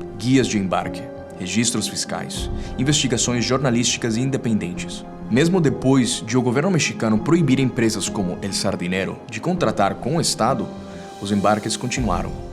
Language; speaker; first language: Portuguese; non-native, fluent; Spanish